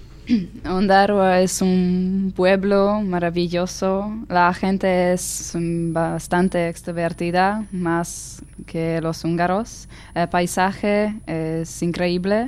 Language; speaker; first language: Spanish; non-native, learner; Hungarian